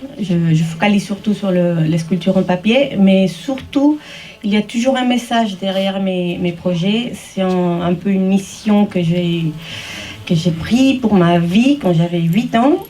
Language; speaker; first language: French; early bilingual, heritage; French